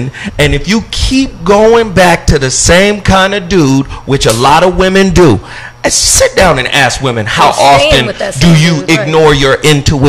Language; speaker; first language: English; native; English